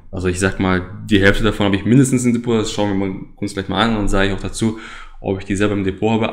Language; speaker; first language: German; native; German